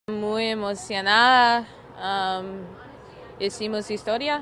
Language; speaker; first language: Spanish; non-native, learner; English